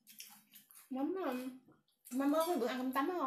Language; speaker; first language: Vietnamese; native; Vietnamese